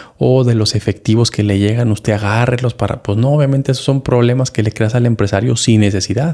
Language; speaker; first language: Spanish; native; Spanish